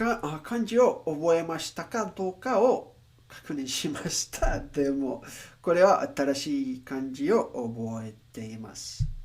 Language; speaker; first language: Japanese; non-native, learner; Spanish